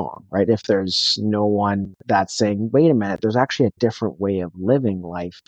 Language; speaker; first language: English; native; English